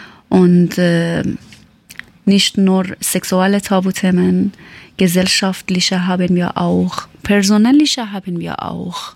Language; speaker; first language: German; non-native, learner; Persian